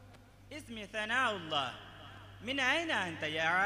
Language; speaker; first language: Arabic; non-native, fluent; Urdu